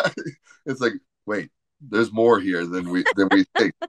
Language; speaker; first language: English; native; English